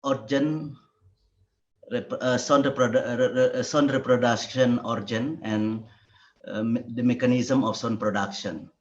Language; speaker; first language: English; non-native, learner; Indonesian